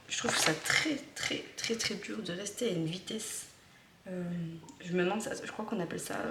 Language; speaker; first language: French; native; French